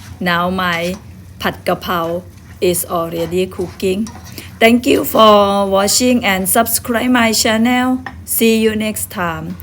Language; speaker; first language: English; non-native, learner; Thai